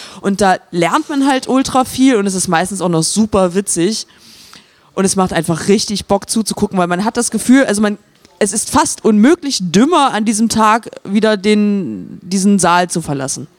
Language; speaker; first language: German; native; German